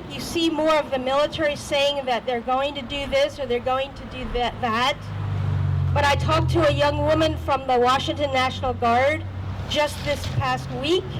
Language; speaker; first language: English; native; English